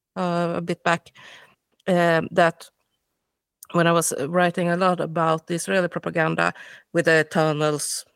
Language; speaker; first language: English; non-native, fluent; Swedish